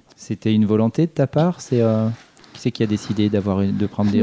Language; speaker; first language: French; native; French